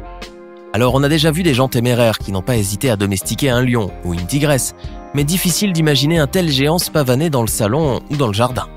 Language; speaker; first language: French; native; French